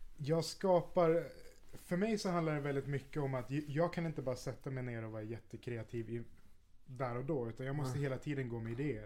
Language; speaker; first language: Swedish; native; Swedish